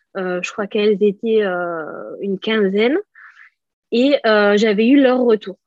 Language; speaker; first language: French; native; French